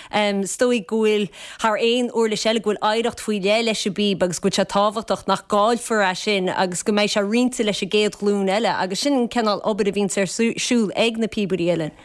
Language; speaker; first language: Irish; native; Irish